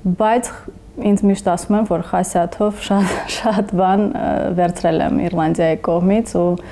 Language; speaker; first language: Armenian; early bilingual, heritage; English